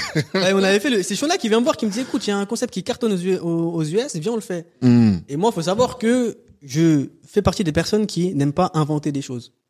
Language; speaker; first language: French; native; French